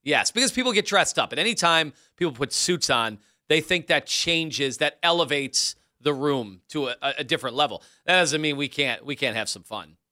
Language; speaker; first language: English; native; English